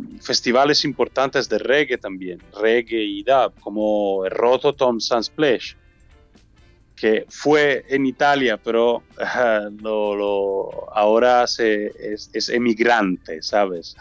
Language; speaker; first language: Spanish; non-native, learner; Italian